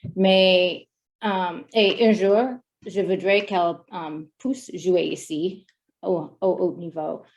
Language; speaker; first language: French; non-native, learner; English